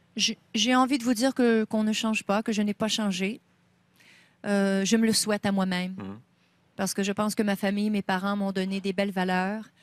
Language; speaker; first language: French; native; French